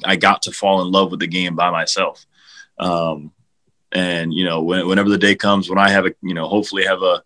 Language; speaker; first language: English; native; English